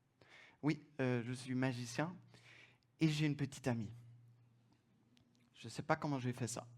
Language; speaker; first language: French; non-native, fluent; German